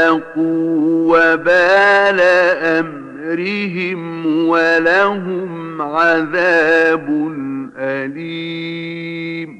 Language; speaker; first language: Arabic; native; Arabic